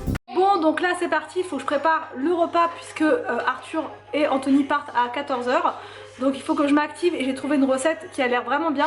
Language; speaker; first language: French; native; French